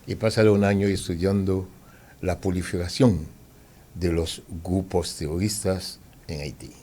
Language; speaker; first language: Spanish; non-native, fluent; Haitian Creole